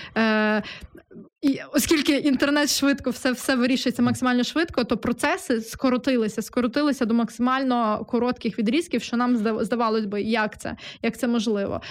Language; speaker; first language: Ukrainian; native; Ukrainian